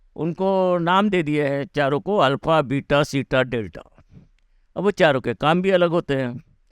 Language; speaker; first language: Hindi; native; Hindi